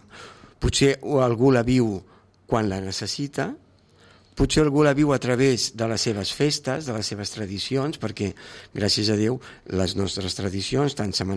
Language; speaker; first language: Catalan; native; Catalan